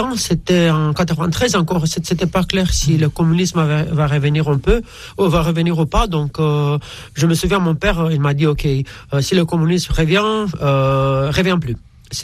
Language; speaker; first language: French; non-native, fluent; Romanian